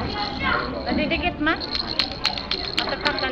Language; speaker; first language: Filipino; native; Filipino